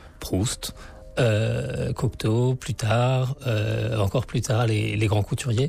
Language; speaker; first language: French; native; French